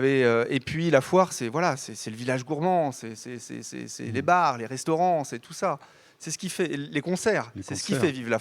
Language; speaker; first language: French; native; French